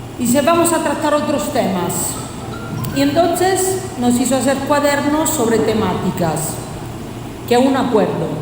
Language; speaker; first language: Spanish; non-native, fluent; Italian